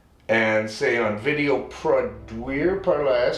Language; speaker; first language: French; non-native, learner; English